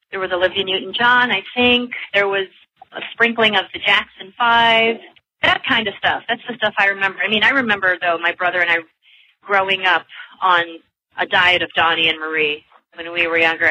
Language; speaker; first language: English; non-native, local second language; Filipino